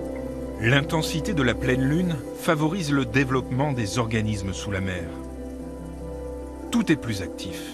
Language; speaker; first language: French; native; French